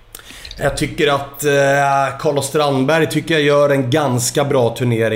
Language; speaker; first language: Swedish; native; Swedish